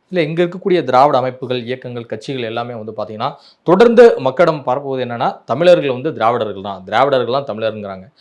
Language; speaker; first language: Tamil; native; Tamil